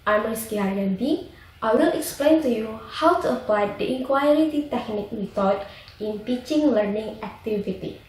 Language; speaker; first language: English; non-native, learner; Indonesian